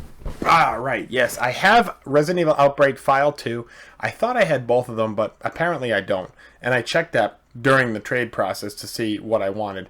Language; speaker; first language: English; native; English